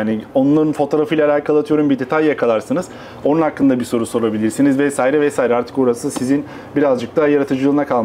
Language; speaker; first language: Turkish; native; Turkish